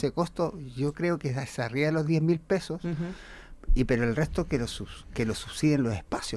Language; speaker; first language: Spanish; native; Spanish